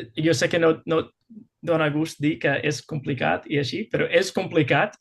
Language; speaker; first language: Catalan; non-native, fluent; English